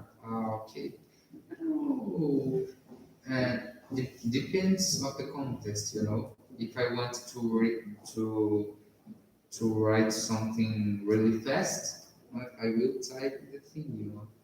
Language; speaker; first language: English; non-native, learner; Portuguese